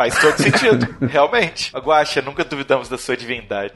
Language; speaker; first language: Portuguese; native; Portuguese